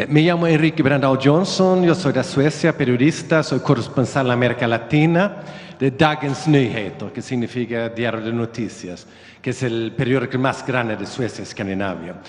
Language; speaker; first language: Spanish; non-native, learner; Swedish